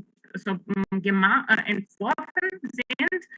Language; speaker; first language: German; non-native, fluent; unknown